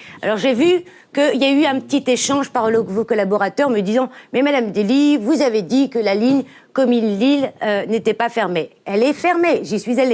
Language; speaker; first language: French; native; French